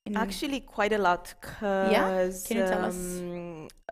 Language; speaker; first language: English; non-native, fluent; Romanian